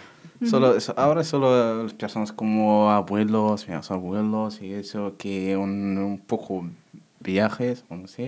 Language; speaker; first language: Spanish; non-native, learner; Berber languages